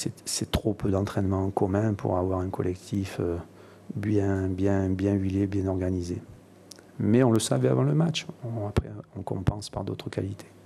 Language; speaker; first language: French; native; French